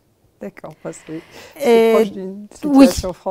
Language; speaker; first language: French; native; French